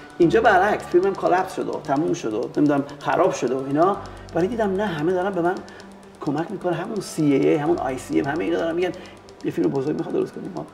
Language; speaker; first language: Persian; native; Persian